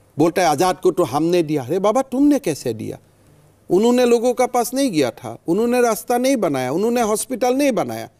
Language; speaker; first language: Hindi; non-native, local second language; Assamese